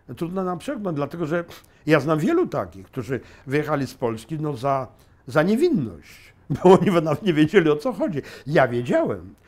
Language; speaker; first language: Polish; native; Polish